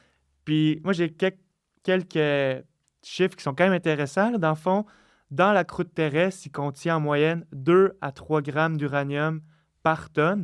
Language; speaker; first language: French; native; French